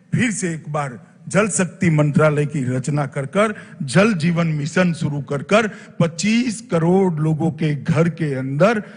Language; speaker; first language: Hindi; non-native, local second language; Gujarati